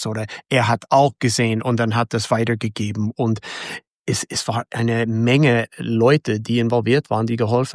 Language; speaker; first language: German; non-native, fluent; English